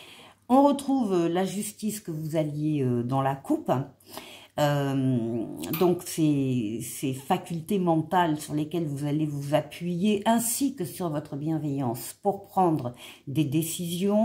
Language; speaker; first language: French; native; French